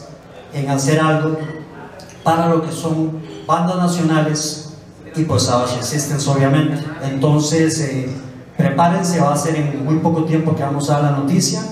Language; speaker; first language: Spanish; native; Spanish